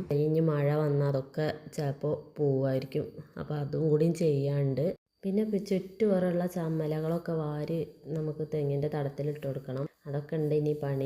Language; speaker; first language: Malayalam; native; Malayalam